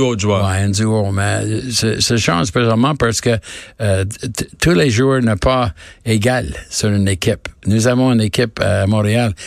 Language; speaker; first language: French; non-native, learner; English